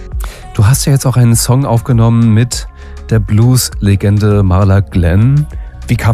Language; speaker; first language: German; native; German